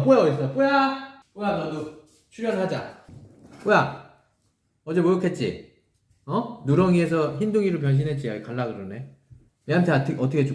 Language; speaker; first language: Korean; native; Korean